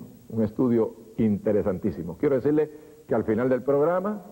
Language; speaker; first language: Spanish; native; Spanish